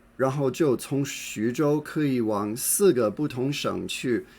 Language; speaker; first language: Chinese; non-native, fluent; English